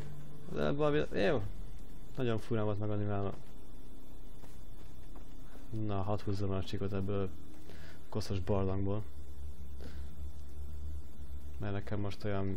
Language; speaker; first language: Hungarian; native; Hungarian